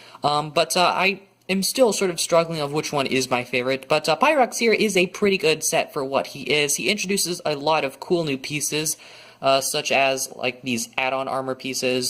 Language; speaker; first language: English; native; English